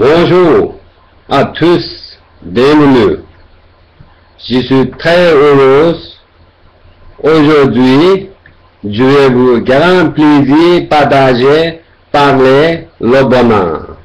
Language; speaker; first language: French; non-native, learner; Tibetan